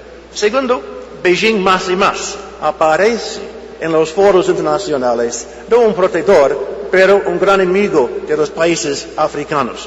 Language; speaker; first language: Spanish; non-native, fluent; English